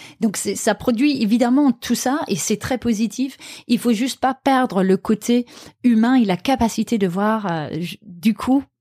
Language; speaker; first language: French; non-native, fluent; Danish